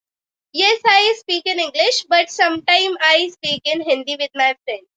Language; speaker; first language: English; non-native, local second language; Hindi